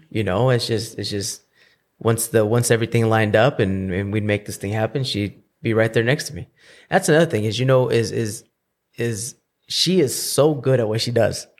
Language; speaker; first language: English; early bilingual, other home language; Spanish